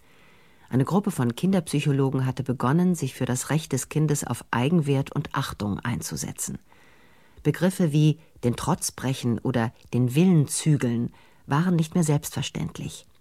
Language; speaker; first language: German; native; German